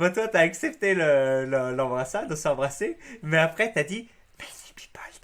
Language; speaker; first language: French; native; French